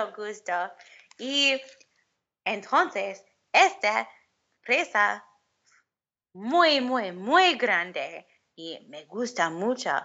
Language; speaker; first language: Spanish; non-native, learner; English